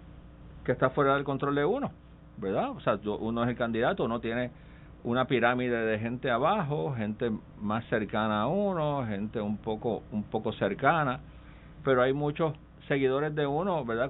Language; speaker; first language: Spanish; native; Spanish